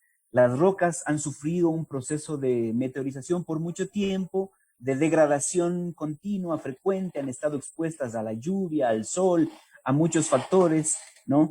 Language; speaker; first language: Spanish; native; Spanish